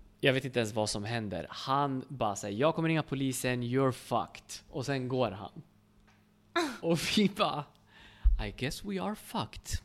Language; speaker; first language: Swedish; early bilingual, other home language; Kurdish